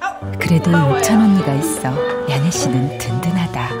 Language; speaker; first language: Korean; native; Korean